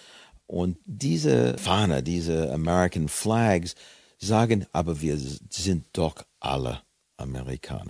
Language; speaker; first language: German; non-native, fluent; English